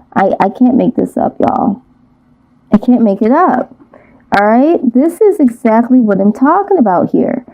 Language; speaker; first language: English; native; English